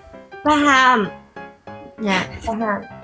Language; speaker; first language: Indonesian; non-native, learner; Vietnamese